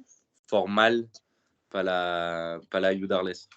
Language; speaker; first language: Spanish; non-native, learner; French